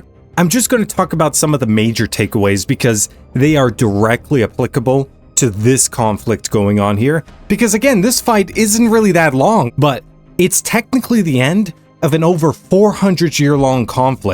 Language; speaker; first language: English; native; English